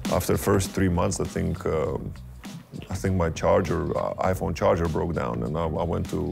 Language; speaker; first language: English; non-native, fluent; Lithuanian